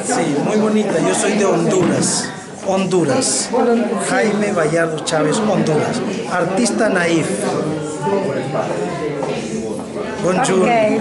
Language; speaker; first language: Italian; non-native, learner; Spanish